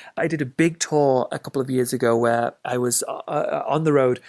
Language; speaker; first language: English; native; English